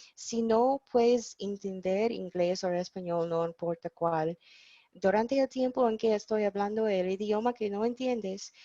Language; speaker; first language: Spanish; non-native, fluent; English